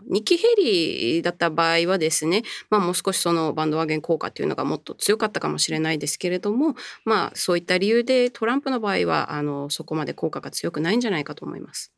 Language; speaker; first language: Japanese; early bilingual, heritage; Japanese